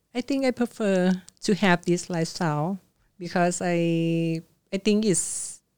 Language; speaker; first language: English; non-native, learner; Thai